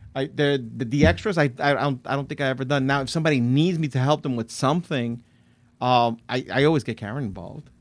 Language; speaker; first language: English; early bilingual, other home language; Spanish